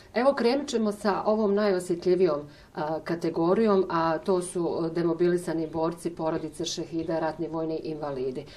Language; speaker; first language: Bosnian; native; Bosnian